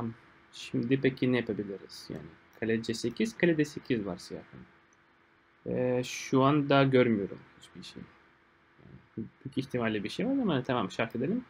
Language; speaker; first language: Turkish; non-native, fluent; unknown